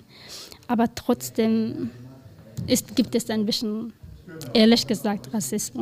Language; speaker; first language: German; non-native, learner; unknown